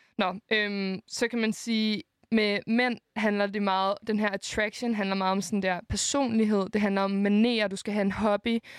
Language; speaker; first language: Danish; native; Danish